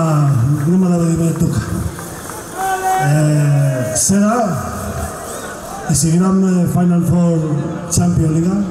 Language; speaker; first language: Macedonian; non-native, learner; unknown